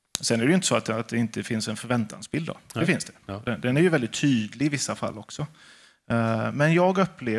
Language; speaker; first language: Swedish; native; Swedish